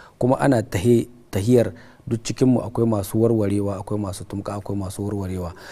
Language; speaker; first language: Hausa; native; Hausa